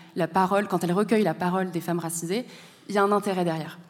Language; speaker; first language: French; native; French